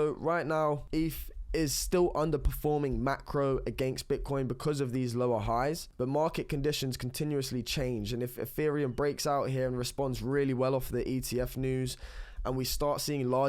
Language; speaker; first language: English; native; English